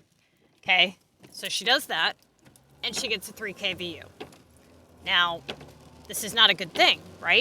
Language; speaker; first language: English; native; English